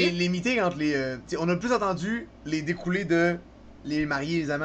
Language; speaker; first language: French; native; French